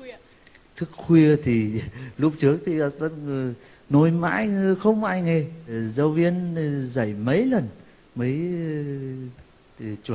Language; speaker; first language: Vietnamese; non-native, fluent; Turkish